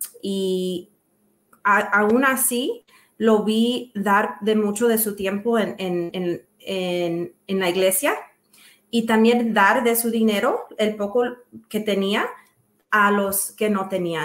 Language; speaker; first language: Spanish; early bilingual, other home language; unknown